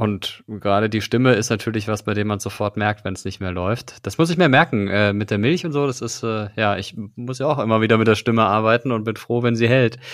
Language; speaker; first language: German; native; German